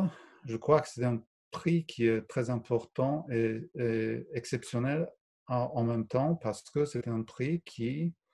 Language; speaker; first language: French; non-native, fluent; Polish